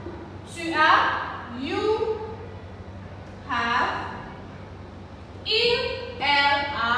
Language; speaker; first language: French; non-native, learner; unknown